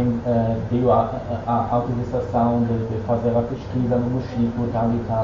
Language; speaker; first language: Portuguese; non-native, fluent; Dutch